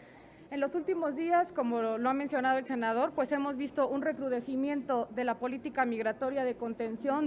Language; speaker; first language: Spanish; native; Spanish